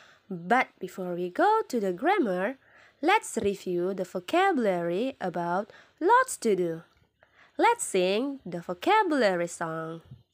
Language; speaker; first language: English; non-native, fluent; Indonesian